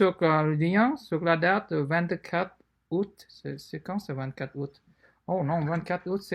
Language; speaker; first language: French; non-native, fluent; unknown